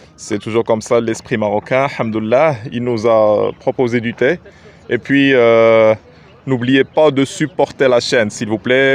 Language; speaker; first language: French; non-native, local second language; Arabic